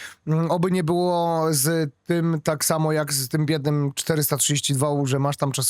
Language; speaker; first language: Polish; native; Polish